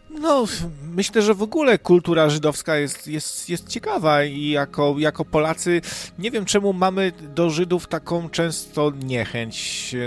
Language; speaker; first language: Polish; native; Polish